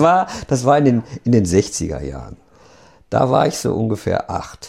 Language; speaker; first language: German; native; German